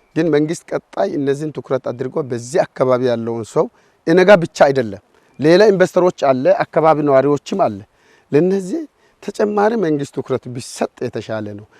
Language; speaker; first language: Amharic; non-native, local second language; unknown